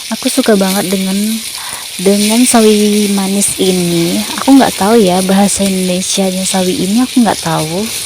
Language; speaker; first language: Indonesian; non-native, local second language; Malay